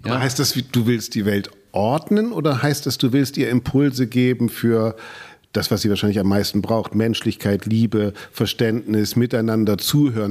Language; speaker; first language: German; native; German